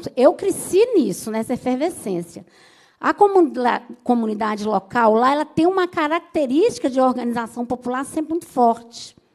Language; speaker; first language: Portuguese; native; Portuguese